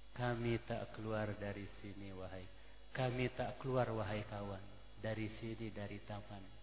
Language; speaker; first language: Indonesian; non-native, local second language; Sundanese